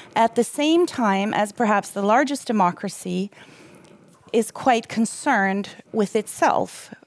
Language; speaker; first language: English; non-native, fluent; German